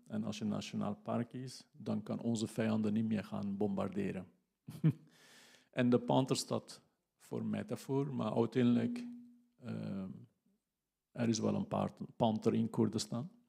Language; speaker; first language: Dutch; non-native, fluent; Kurdish